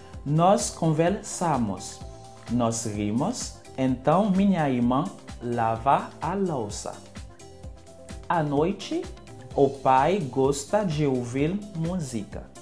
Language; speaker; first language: Portuguese; non-native, fluent; Haitian Creole